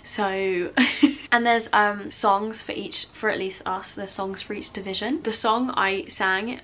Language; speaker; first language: English; native; English